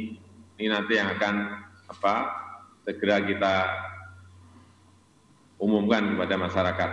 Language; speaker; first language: Indonesian; non-native, local second language; Javanese